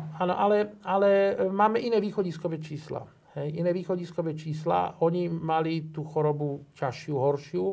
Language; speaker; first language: Slovak; native; Slovak